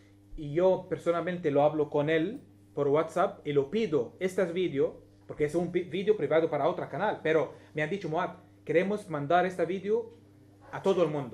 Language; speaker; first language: Spanish; non-native, learner; Arabic